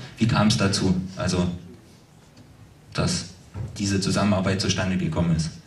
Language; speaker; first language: German; native; German